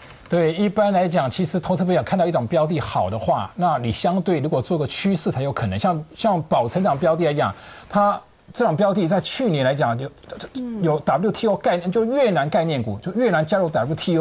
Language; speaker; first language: Chinese; native; Chinese